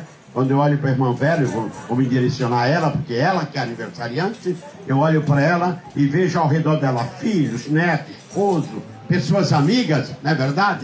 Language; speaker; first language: Portuguese; native; Portuguese